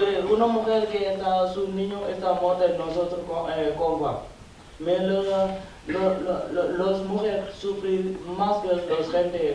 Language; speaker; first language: Spanish; non-native, learner; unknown